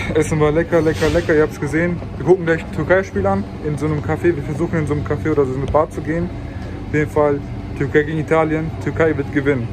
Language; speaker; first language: German; early bilingual, other home language; Turkish